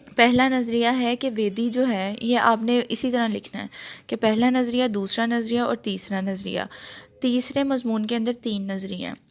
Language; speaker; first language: Urdu; non-native, local second language; Punjabi